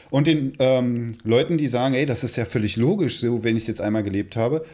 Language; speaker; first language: German; native; German